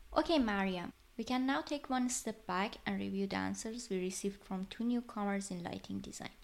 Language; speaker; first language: English; non-native, fluent; Persian